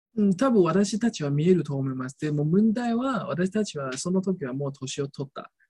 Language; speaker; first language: Japanese; non-native, learner; Chinese